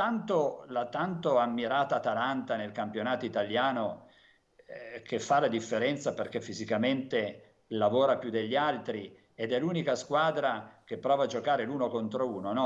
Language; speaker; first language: Italian; native; Italian